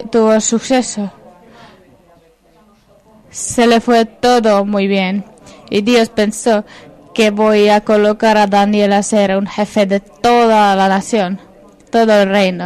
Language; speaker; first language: Spanish; non-native, fluent; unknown